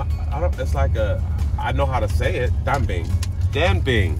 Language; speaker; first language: English; native; English